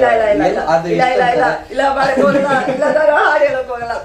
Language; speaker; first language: Kannada; non-native, learner; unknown